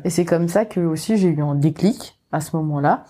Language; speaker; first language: French; non-native, local second language; Morisyen